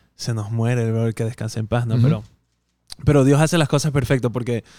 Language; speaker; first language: Spanish; native; Spanish